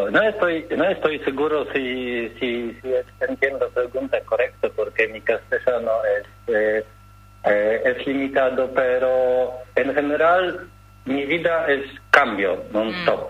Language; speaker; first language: Spanish; non-native, learner; Polish